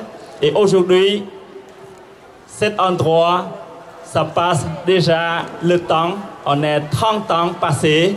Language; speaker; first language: French; non-native, fluent; Khmer